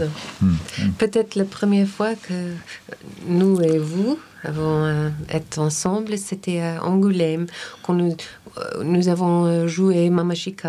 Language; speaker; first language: French; non-native, learner; English